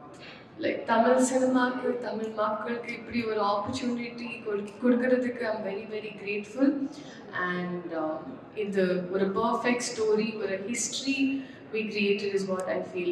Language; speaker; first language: Tamil; non-native, fluent; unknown